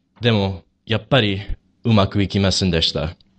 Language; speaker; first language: Japanese; non-native, learner; English